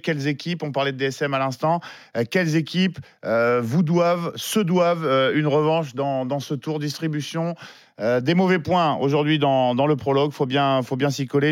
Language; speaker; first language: French; native; French